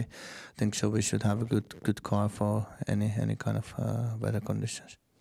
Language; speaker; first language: English; non-native, fluent; Finnish